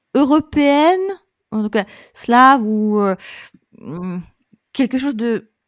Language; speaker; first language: French; non-native, fluent; Russian